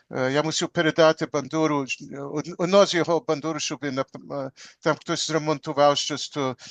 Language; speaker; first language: Ukrainian; early bilingual, heritage; Ukrainian